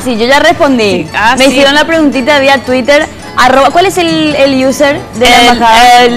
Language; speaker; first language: Spanish; native; Spanish